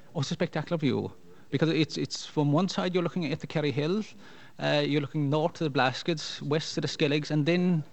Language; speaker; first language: English; non-native, local second language; Irish